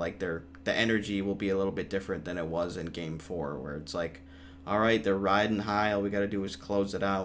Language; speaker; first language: English; native; English